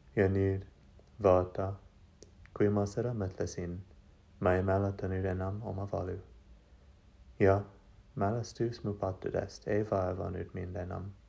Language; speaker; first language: Estonian; non-native, learner; English